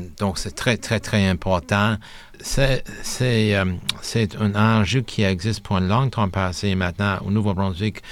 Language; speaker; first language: French; non-native, local second language; English